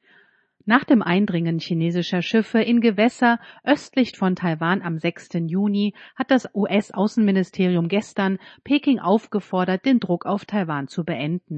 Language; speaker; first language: German; native; German